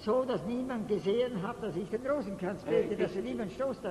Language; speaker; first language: German; native; German